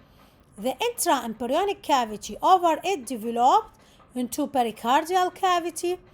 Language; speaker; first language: English; non-native, local second language; Arabic